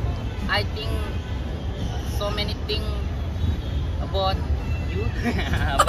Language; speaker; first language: English; non-native, learner; Indonesian